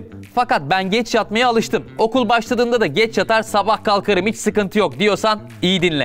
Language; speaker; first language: Turkish; native; Turkish